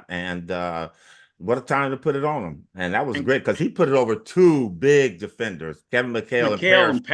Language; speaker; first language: English; native; English